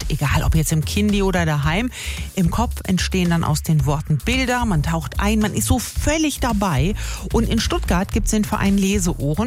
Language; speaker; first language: German; native; German